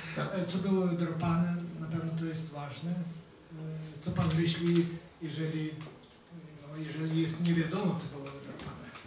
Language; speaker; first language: Polish; non-native, learner; Ukrainian